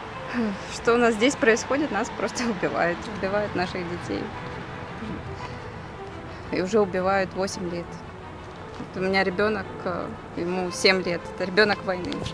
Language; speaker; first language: Russian; native; Russian